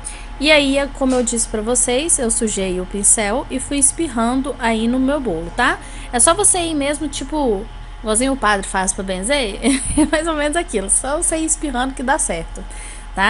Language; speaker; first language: Portuguese; native; Portuguese